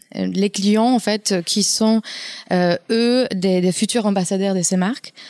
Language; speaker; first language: French; non-native, fluent; Polish